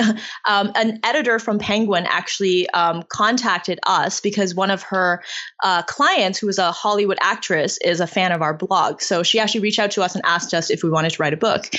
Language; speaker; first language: English; non-native, fluent; Chinese